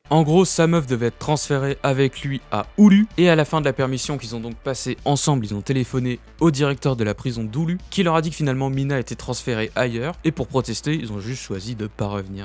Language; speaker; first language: French; native; French